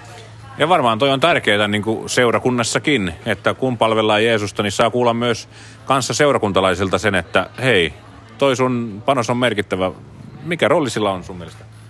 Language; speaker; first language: Finnish; native; Finnish